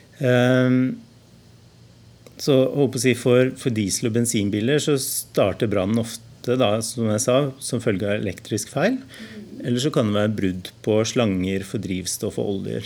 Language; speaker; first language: Norwegian; native; Norwegian